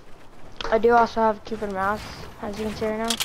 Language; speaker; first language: English; native; English